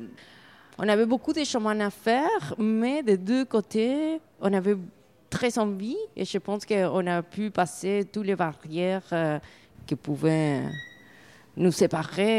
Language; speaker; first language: French; non-native, fluent; Spanish